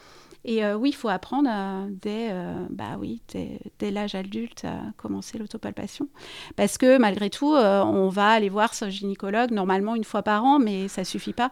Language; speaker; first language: French; native; French